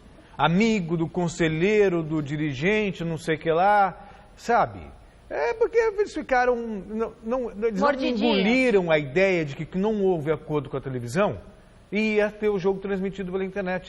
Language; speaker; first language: Portuguese; native; Portuguese